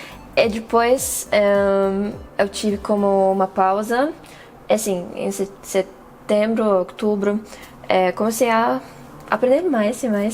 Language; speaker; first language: Portuguese; non-native, fluent; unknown